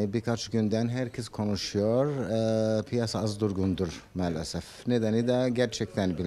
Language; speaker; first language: Turkish; non-native, fluent; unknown